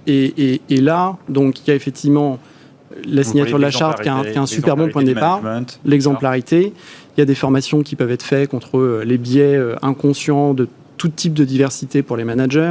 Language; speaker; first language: French; native; French